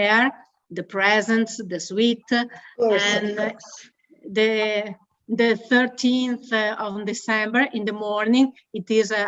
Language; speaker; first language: English; non-native, learner; Italian